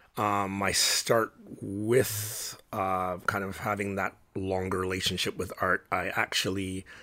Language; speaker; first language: English; native; English